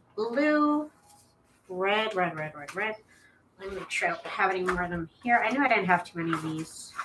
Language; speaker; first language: English; native; English